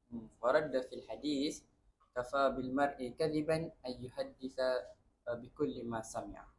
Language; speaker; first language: Arabic; non-native, learner; Malay